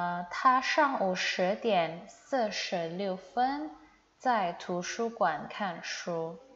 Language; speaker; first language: Chinese; non-native, fluent; Indonesian